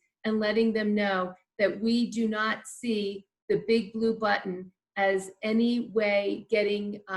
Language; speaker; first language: English; native; English